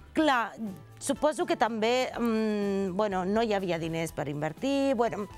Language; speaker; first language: Catalan; non-native, fluent; Spanish